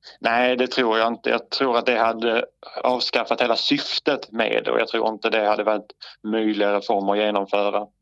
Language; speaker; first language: Swedish; native; Swedish